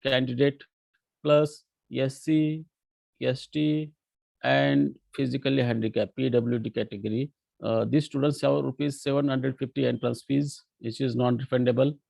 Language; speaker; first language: English; non-native, local second language; Marathi